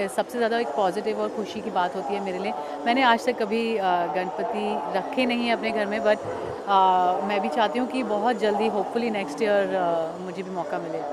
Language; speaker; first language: Hindi; native; Hindi